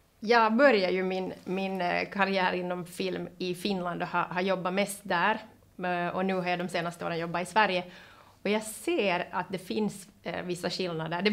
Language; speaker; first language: Swedish; native; Swedish